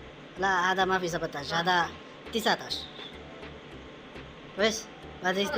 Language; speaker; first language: Arabic; non-native, learner; Bangla